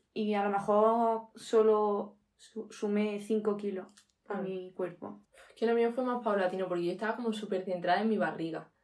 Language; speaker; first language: Spanish; native; Spanish